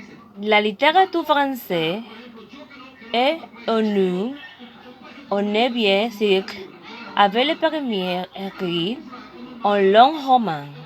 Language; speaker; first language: French; non-native, learner; Spanish